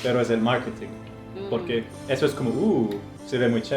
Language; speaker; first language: Spanish; non-native, fluent; German